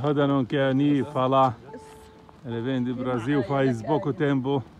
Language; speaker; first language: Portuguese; non-native, learner; Arabic